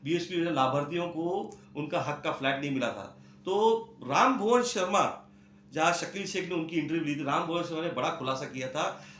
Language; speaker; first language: Hindi; non-native, local second language; Marathi